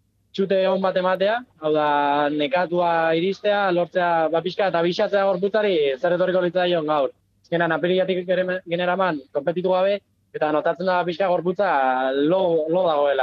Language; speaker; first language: Basque; native; Basque